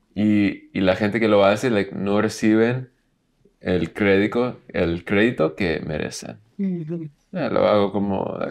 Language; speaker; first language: Spanish; non-native, learner; English